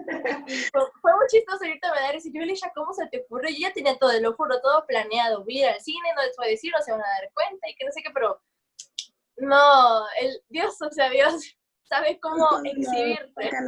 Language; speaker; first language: Spanish; native; Spanish